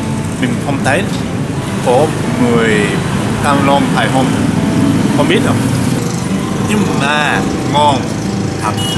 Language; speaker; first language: Vietnamese; non-native, learner; Japanese